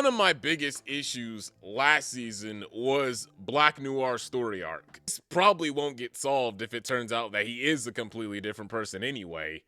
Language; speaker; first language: English; native; English